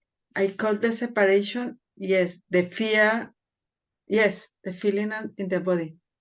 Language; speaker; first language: English; non-native, fluent; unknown